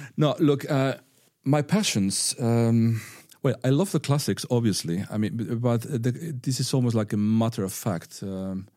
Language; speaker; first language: English; non-native, fluent; Spanish